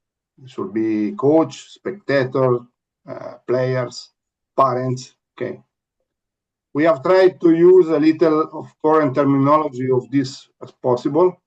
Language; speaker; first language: English; non-native, learner; Italian